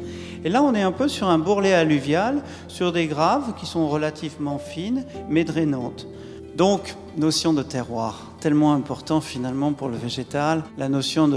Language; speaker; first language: French; native; French